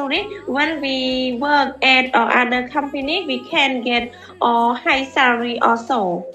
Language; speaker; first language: English; non-native, learner; Khmer